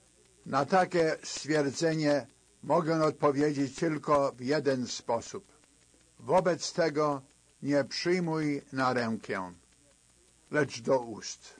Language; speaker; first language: Polish; native; Polish